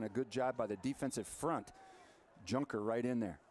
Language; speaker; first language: English; native; English